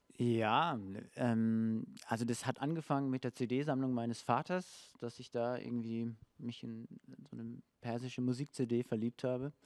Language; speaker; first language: German; native; German